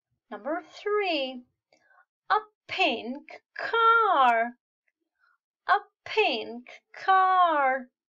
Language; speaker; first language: English; non-native, fluent; Italian